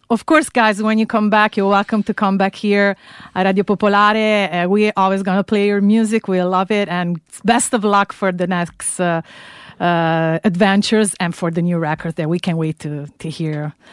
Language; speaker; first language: English; non-native, fluent; Italian